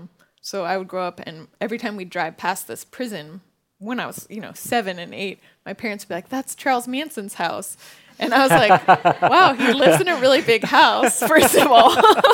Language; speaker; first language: English; native; English